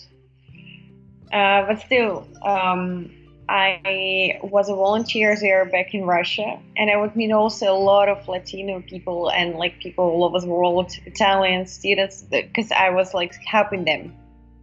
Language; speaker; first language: English; non-native, fluent; Russian